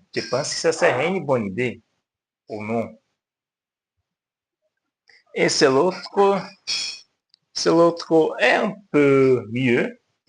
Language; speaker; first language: French; non-native, learner; Portuguese